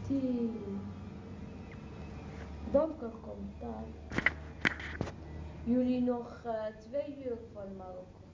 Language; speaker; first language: Dutch; non-native, learner; Arabic